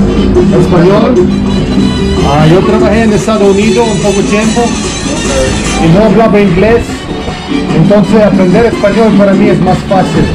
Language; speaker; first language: Spanish; non-native, learner; Russian